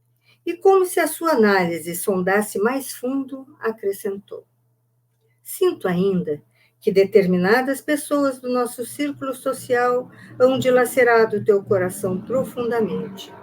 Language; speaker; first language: Portuguese; native; Portuguese